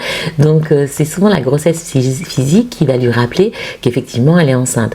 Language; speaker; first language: French; native; French